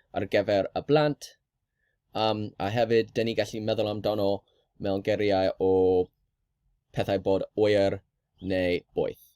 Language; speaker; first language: Welsh; non-native, learner; English